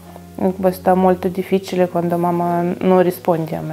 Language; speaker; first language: Italian; non-native, learner; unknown